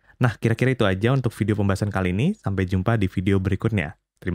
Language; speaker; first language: Indonesian; native; Indonesian